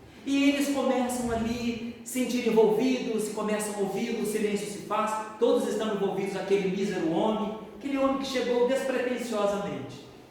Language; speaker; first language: Portuguese; native; Portuguese